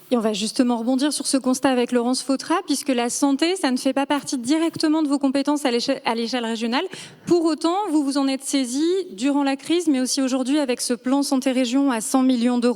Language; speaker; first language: French; native; French